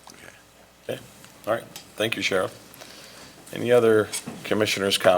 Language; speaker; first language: English; native; English